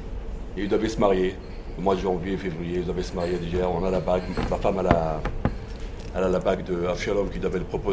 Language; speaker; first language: French; non-native, fluent; Hebrew